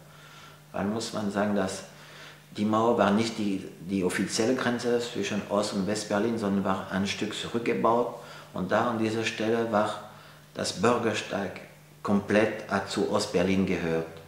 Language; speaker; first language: German; non-native, fluent; French